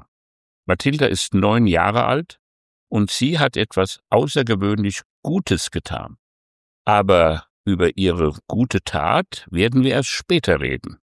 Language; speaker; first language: German; native; German